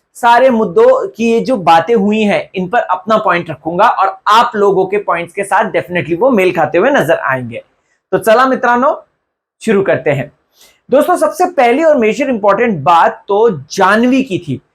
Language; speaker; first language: Hindi; non-native, local second language; Marathi